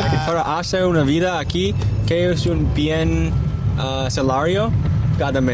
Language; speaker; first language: Spanish; non-native, learner; English